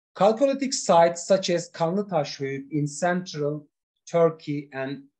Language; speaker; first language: English; non-native, learner; Turkish